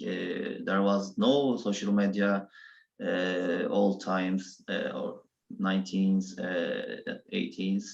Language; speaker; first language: English; non-native, learner; Turkish